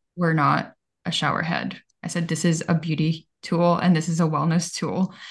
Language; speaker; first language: English; early bilingual, other home language; Bulgarian